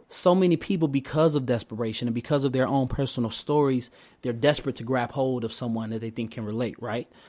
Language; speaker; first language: English; native; English